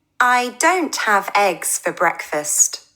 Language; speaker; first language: English; non-native, fluent; Spanish